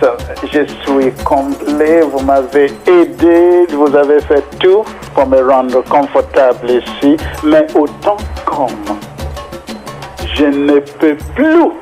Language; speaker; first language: French; non-native, fluent; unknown